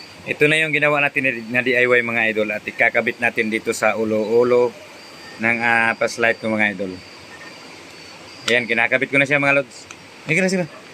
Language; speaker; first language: Filipino; non-native, local second language; Cebuano